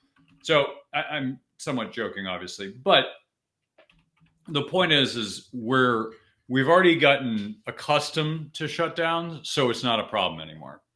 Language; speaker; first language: English; native; English